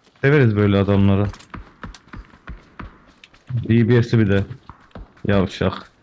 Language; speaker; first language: Turkish; native; Turkish